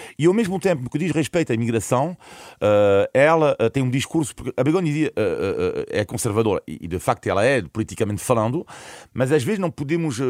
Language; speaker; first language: Portuguese; non-native, fluent; French